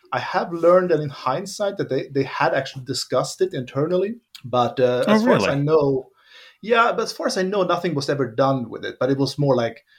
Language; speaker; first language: English; non-native, fluent; Swedish